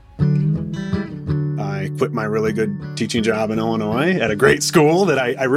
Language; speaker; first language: English; native; English